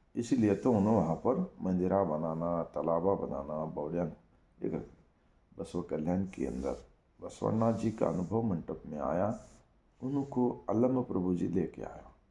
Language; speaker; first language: Hindi; non-native, local second language; Kannada